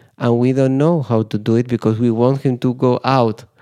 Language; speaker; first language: English; non-native, fluent; Spanish